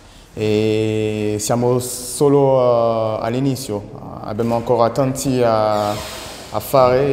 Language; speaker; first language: Italian; non-native, learner; French